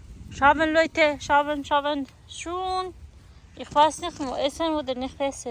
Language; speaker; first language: German; non-native, learner; Persian